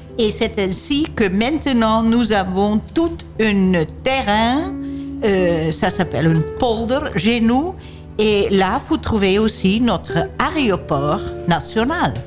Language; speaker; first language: French; non-native, learner; Dutch